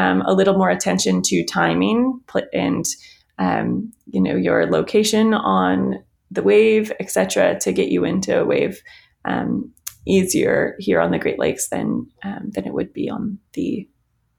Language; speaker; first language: English; native; English